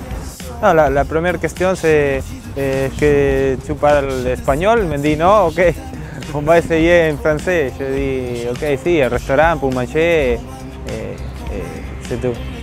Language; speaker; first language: French; non-native, learner; Spanish